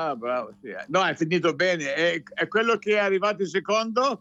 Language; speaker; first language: Italian; non-native, fluent; English